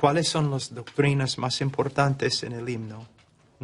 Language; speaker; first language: Spanish; non-native, fluent; English